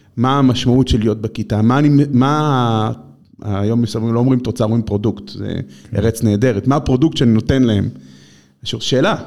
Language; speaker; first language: Hebrew; native; Hebrew